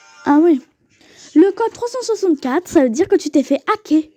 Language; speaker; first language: French; native; French